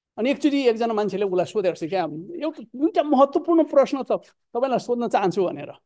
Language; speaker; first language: Nepali; native; Nepali